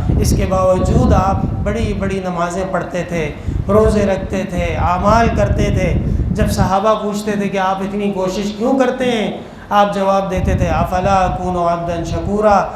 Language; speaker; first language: Urdu; non-native, local second language; Pashto